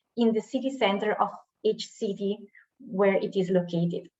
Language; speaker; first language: English; non-native, fluent; Italian